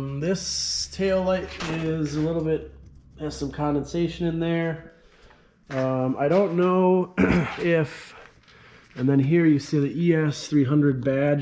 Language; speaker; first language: English; native; English